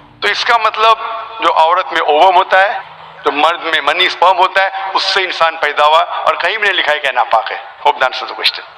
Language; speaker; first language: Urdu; non-native, local second language; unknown